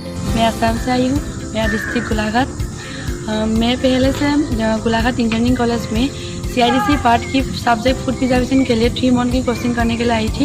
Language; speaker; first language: Hindi; non-native, local second language; Assamese